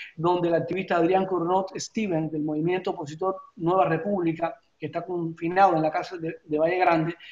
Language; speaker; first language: Spanish; native; Spanish